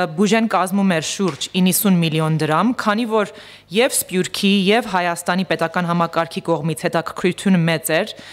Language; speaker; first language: Armenian; early bilingual, heritage; Armenian